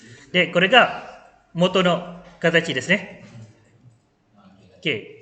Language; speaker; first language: Japanese; non-native, fluent; Malay